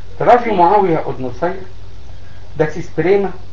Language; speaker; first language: Bosnian; non-native, learner; Arabic